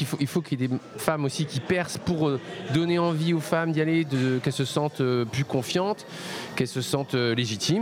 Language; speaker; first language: French; native; French